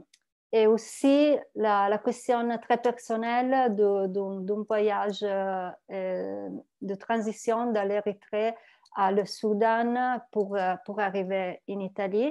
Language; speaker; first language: French; non-native, learner; Italian